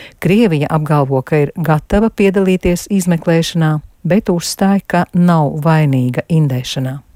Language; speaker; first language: Latvian; native; Latvian